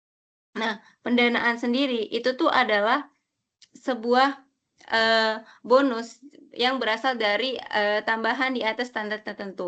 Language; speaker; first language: Indonesian; native; Indonesian